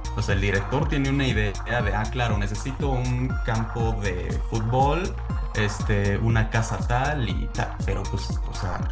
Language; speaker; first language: Spanish; native; Spanish